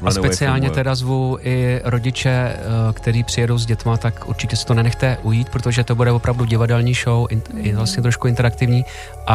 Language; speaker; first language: Czech; native; Czech